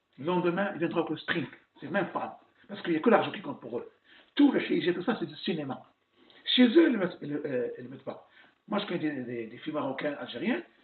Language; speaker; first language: French; non-native, local second language; Arabic